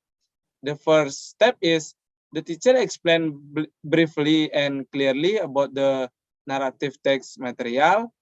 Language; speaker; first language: English; non-native, learner; Indonesian